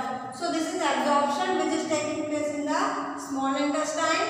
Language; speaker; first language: English; non-native, local second language; Hindi